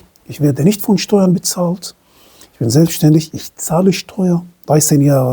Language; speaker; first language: German; non-native, fluent; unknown